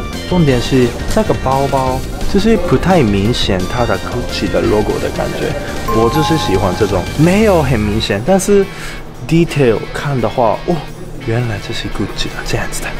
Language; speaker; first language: Chinese; non-native, learner; Japanese